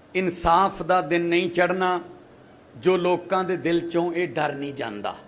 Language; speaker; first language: Hindi; non-native, local second language; Punjabi